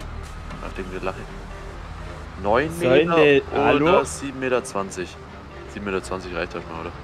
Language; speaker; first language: German; native; German